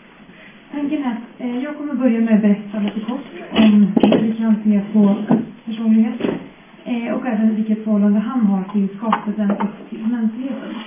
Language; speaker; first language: Swedish; native; Swedish